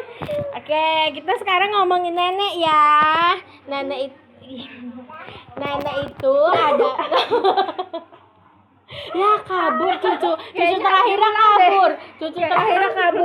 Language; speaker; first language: Indonesian; native; Indonesian